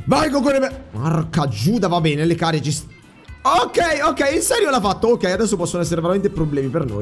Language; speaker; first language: Italian; native; Italian